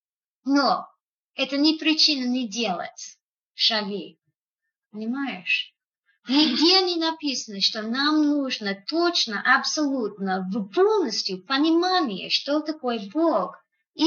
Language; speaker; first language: Russian; non-native, fluent; English